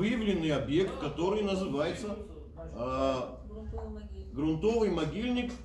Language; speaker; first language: Russian; native; Russian